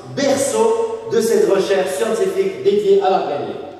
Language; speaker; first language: French; non-native, local second language; Arabic